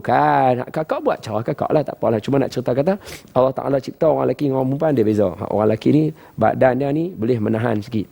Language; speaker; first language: Malay; native; Malay